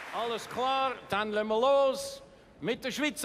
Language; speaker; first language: German; native; German